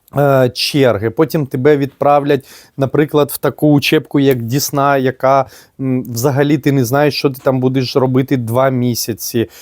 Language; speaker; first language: Ukrainian; non-native, local second language; Russian